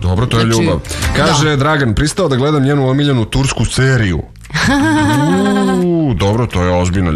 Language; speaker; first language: Serbian; native; Serbian